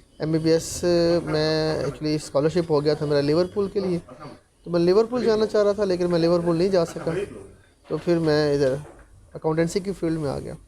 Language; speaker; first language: Urdu; non-native, local second language; Punjabi